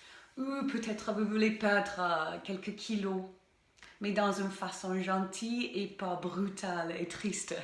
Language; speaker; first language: French; non-native, fluent; English